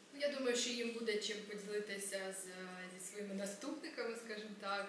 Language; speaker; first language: Ukrainian; native; Ukrainian